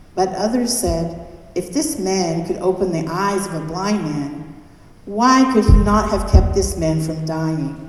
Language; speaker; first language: English; native; English